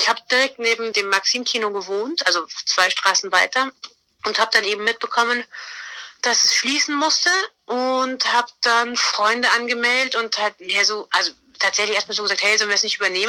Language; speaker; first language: German; native; German